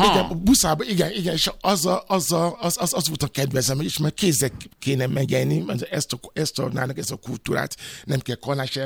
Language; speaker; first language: Hungarian; non-native, fluent; Yoruba